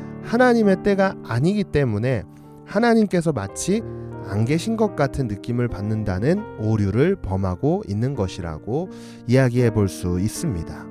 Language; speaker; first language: Korean; native; Korean